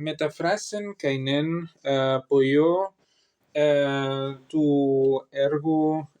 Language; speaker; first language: Greek; non-native, learner; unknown